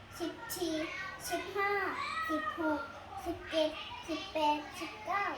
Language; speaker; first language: Thai; native; Thai